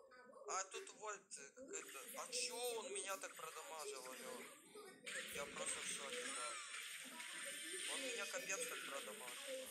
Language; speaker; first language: Russian; native; Russian